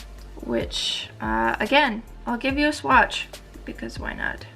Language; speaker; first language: English; native; English